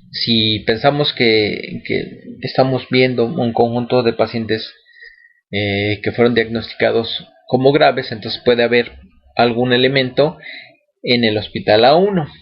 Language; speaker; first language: Spanish; native; Spanish